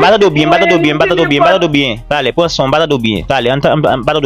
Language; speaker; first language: Spanish; non-native, fluent; Haitian Creole